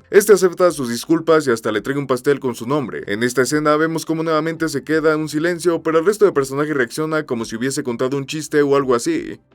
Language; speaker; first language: Spanish; native; Spanish